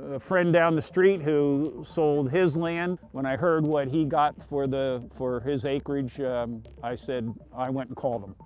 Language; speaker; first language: English; native; English